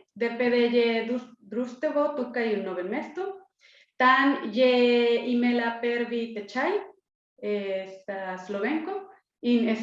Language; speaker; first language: Slovenian; non-native, learner; Spanish